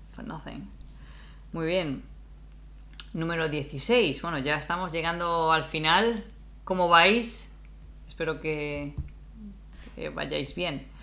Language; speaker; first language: Spanish; native; Spanish